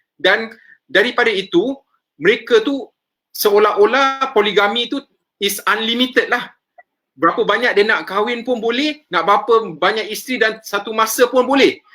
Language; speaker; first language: Malay; native; Malay